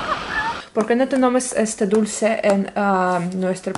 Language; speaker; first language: Spanish; non-native, learner; Russian